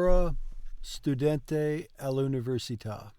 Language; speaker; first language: Italian; non-native, learner; English